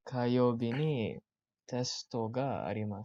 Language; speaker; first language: Japanese; non-native, learner; English